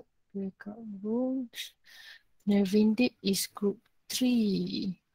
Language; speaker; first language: English; non-native, local second language; Malay